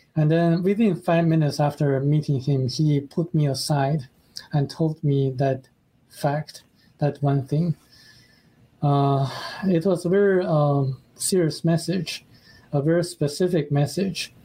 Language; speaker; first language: English; non-native, fluent; Chinese